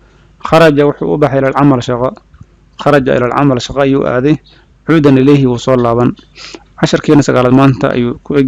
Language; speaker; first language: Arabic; non-native, fluent; Somali